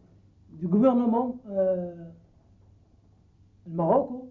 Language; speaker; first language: Dutch; non-native, learner; Arabic